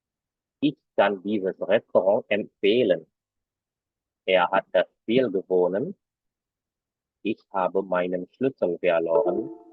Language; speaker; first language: German; non-native, fluent; Indonesian